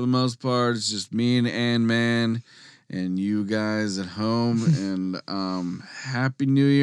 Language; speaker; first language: English; native; English